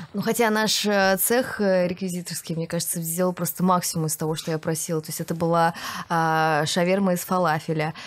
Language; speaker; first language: Russian; native; Russian